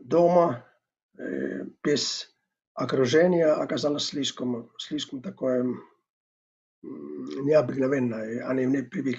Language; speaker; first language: Russian; non-native, fluent; Finnish